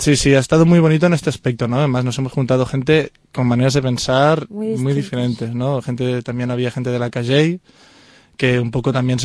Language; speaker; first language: Spanish; native; Spanish